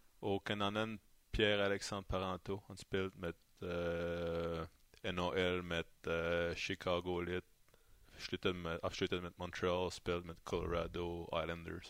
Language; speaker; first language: Norwegian; non-native, fluent; French